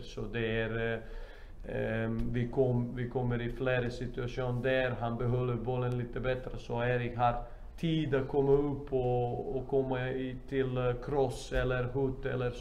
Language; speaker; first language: Swedish; non-native, fluent; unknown